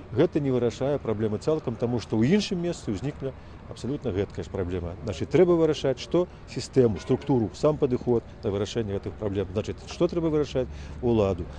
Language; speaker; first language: Belarusian; native; Belarusian